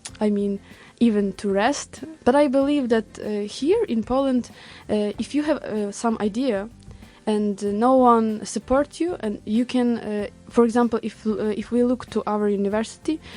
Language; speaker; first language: English; non-native, learner; Ukrainian